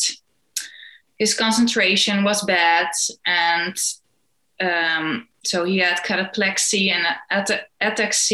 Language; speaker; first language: English; non-native, fluent; Dutch